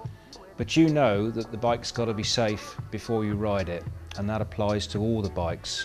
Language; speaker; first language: English; native; English